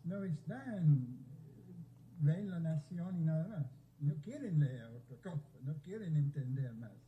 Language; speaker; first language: Spanish; non-native, fluent; English